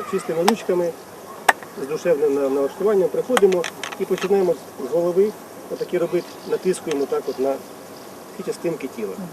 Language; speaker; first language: Ukrainian; non-native, local second language; Russian